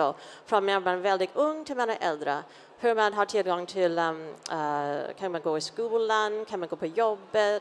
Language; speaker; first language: Swedish; non-native, fluent; English